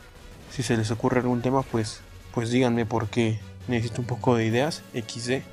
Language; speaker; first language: Spanish; native; Spanish